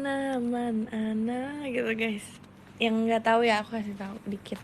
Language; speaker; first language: Indonesian; native; Indonesian